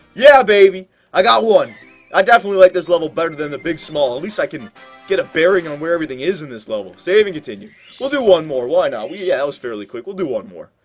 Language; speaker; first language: English; native; English